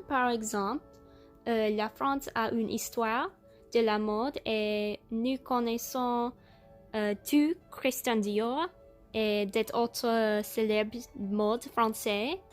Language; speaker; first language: French; non-native, learner; English